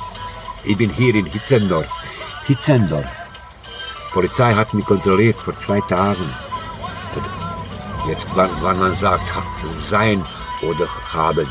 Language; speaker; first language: German; non-native, learner; Croatian